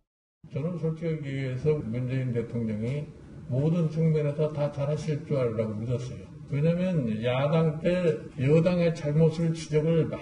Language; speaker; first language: Korean; native; Korean